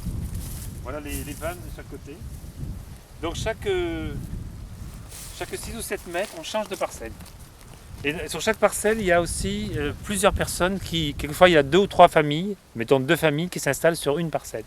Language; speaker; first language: French; native; French